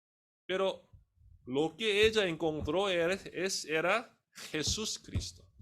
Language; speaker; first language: Spanish; non-native, fluent; Korean